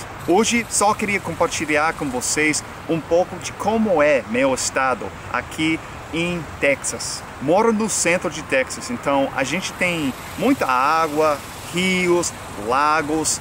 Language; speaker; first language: Portuguese; non-native, fluent; English